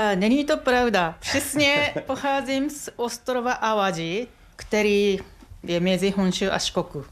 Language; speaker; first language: Czech; non-native, fluent; Japanese